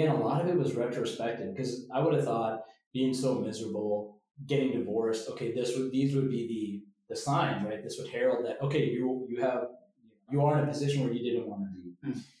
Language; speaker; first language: English; native; English